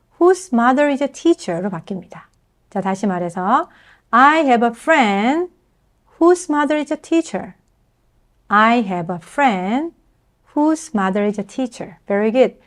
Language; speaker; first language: English; non-native, fluent; Korean